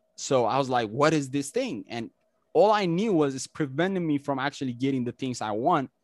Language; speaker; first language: English; non-native, fluent; Amharic